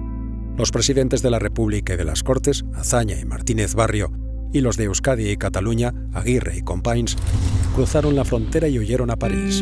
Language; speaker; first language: Spanish; native; Spanish